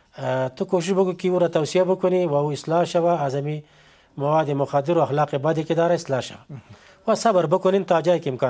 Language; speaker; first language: Persian; native; Persian